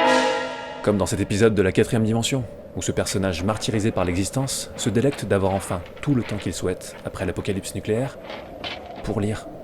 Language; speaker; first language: French; native; French